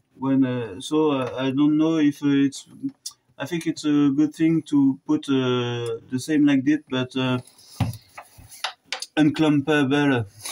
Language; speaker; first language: English; non-native, learner; French